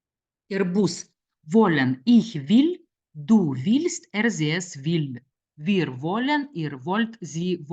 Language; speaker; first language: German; non-native, fluent; Lithuanian